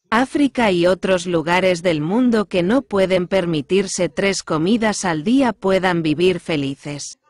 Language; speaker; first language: Spanish; non-native, fluent; Korean